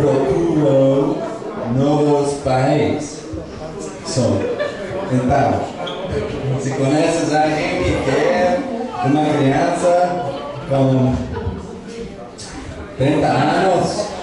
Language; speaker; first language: Portuguese; non-native, learner; English